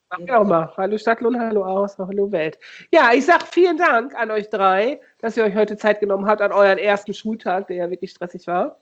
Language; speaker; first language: German; native; German